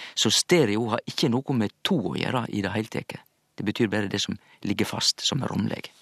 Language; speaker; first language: Norwegian; native; Norwegian